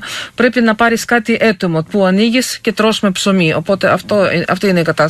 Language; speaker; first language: Greek; non-native, fluent; Ukrainian